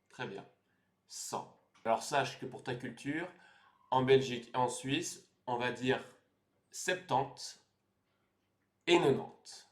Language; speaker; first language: French; native; French